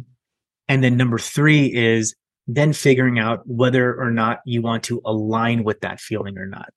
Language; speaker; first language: English; native; English